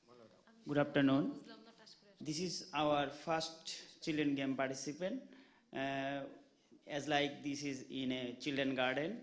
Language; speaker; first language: English; non-native, local second language; Bangla